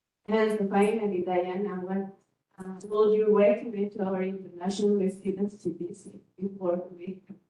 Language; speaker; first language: English; non-native, learner; Spanish